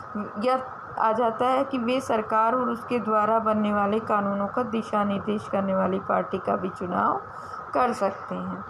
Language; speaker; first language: Hindi; native; Hindi